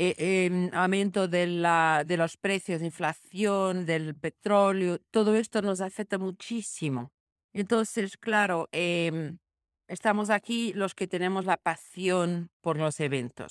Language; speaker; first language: Spanish; non-native, fluent; Portuguese